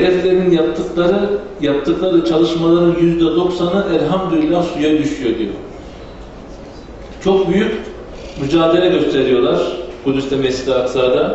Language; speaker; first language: Turkish; native; Turkish